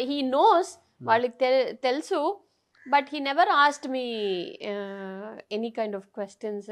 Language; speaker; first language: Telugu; non-native, local second language; Tamil